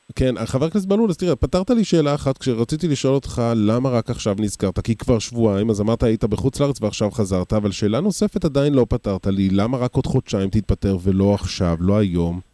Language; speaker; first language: Hebrew; native; Hebrew